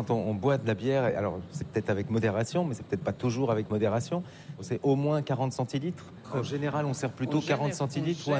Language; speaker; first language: French; native; French